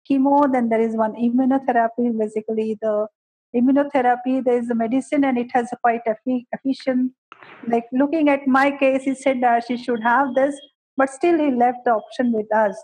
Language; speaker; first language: English; non-native, local second language; Kannada